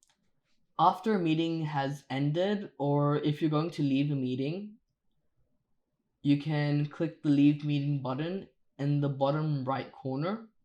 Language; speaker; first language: English; native; English